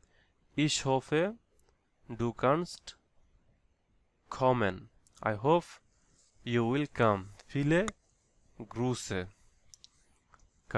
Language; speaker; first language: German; non-native, learner; Bangla